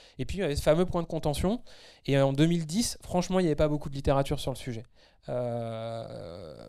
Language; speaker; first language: French; native; French